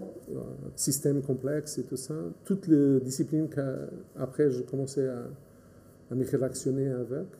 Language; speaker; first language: French; non-native, fluent; Portuguese